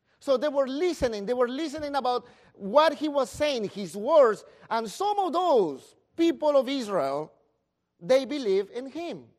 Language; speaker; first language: English; non-native, fluent; Spanish